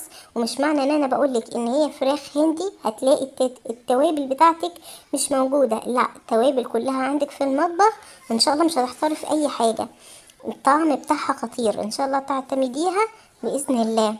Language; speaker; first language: Arabic; native; Arabic